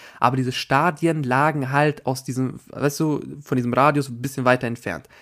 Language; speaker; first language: German; native; German